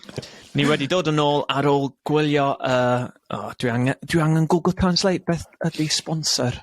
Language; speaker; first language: Welsh; non-native, learner; English